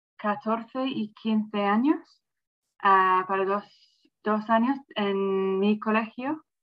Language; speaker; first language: Spanish; non-native, learner; English